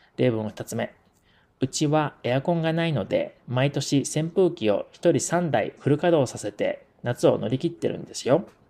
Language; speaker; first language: Japanese; native; Japanese